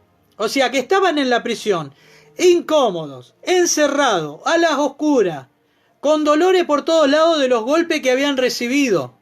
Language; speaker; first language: Spanish; native; Spanish